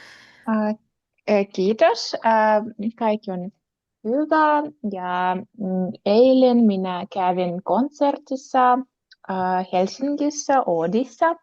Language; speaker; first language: Finnish; non-native, learner; Russian